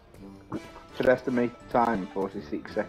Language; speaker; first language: English; native; English